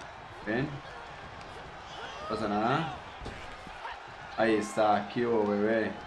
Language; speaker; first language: Spanish; native; Spanish